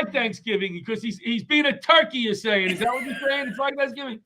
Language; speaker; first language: English; native; English